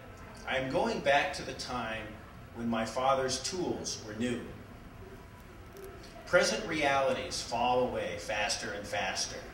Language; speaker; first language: English; native; English